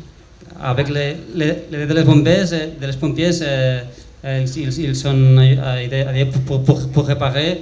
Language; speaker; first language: French; non-native, learner; Spanish